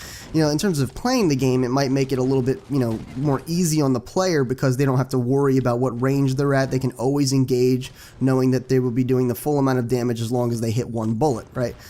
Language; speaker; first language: English; native; English